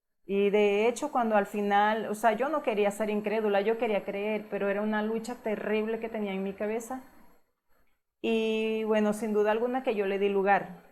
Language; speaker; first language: Spanish; native; Spanish